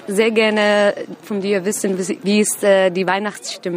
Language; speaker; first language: German; non-native, fluent; Arabic